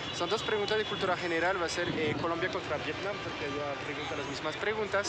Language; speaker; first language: Spanish; non-native, fluent; French